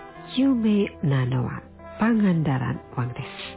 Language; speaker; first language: Japanese; non-native, fluent; Indonesian